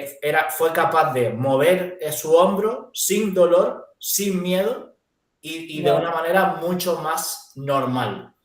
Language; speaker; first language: Spanish; native; Spanish